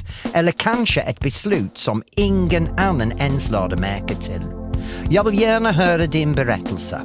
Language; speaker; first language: Swedish; non-native, fluent; English